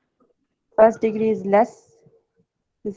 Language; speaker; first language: English; non-native, learner; Urdu